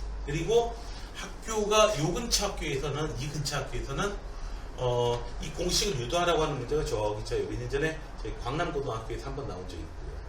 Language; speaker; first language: Korean; native; Korean